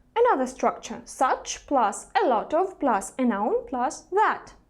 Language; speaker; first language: English; non-native, fluent; Russian